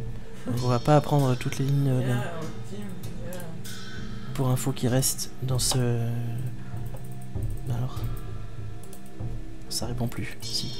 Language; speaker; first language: French; native; French